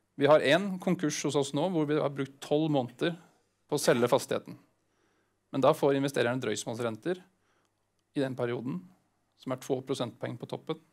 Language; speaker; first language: Swedish; non-native, fluent; Norwegian